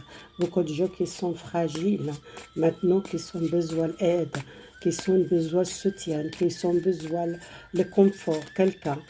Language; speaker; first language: French; non-native, learner; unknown